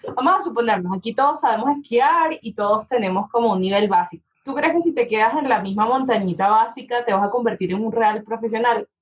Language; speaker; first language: Spanish; native; Spanish